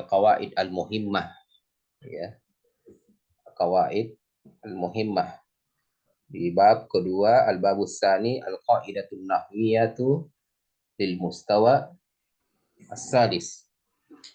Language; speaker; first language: Arabic; non-native, fluent; Indonesian